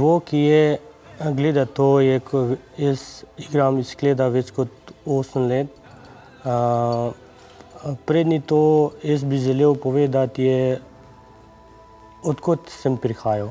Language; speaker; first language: Slovenian; non-native, learner; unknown